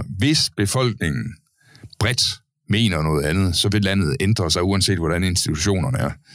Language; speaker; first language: Danish; native; Danish